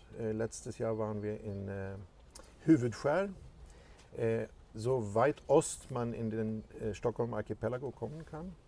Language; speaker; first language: German; non-native, fluent; Swedish